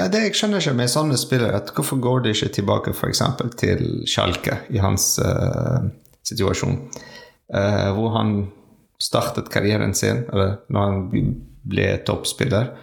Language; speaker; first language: Norwegian; non-native, learner; French